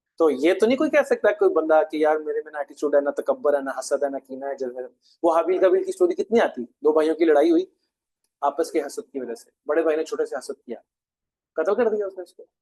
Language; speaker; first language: Urdu; non-native, local second language; Punjabi